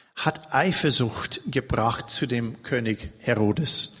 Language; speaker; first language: German; non-native, learner; English